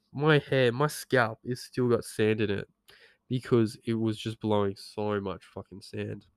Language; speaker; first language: English; native; English